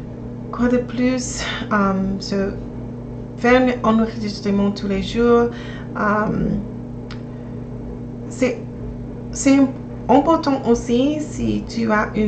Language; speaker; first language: French; non-native, learner; English